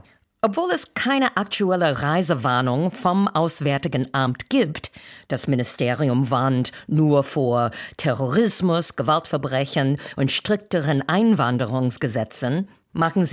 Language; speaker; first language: German; non-native, fluent; English